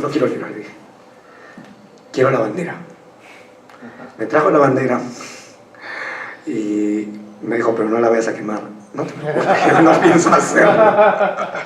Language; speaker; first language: Spanish; native; Spanish